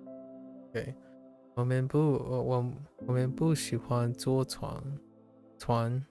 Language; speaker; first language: Chinese; non-native, learner; English